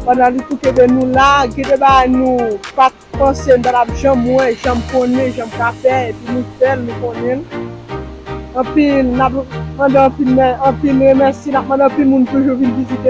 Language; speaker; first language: French; non-native, learner; Haitian Creole